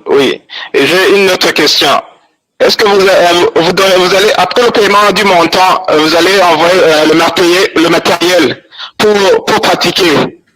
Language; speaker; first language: French; non-native, fluent; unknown